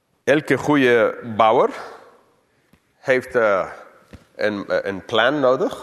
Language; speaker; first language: Dutch; non-native, fluent; English